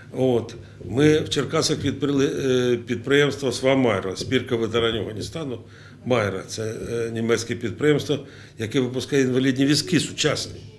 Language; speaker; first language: Ukrainian; native; Ukrainian